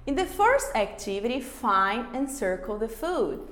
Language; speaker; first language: English; non-native, fluent; Portuguese